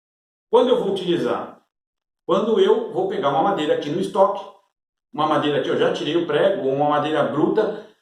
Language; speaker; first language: Portuguese; native; Portuguese